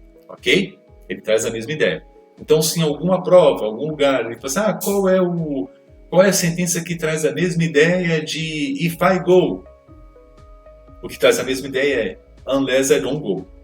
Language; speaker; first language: Portuguese; native; Portuguese